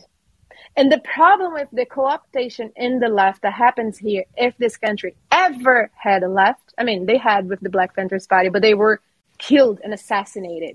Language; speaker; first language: English; non-native, fluent; Portuguese